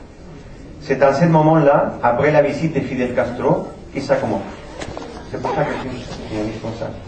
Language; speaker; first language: French; non-native, fluent; Spanish